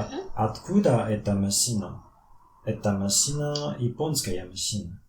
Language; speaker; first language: Russian; non-native, learner; French